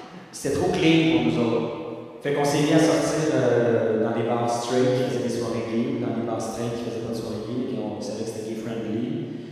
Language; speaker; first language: French; native; French